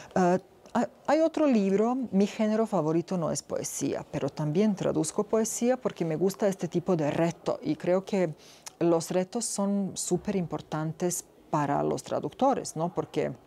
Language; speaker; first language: Spanish; non-native, fluent; Serbian